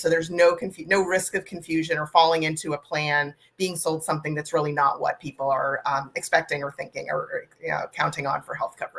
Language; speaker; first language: English; native; English